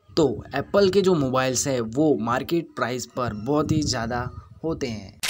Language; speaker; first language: Hindi; native; Hindi